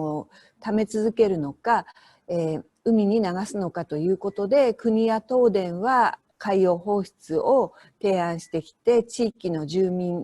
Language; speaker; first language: Japanese; native; Japanese